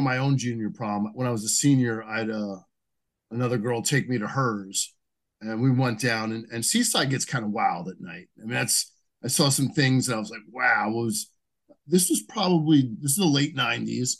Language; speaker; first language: English; native; English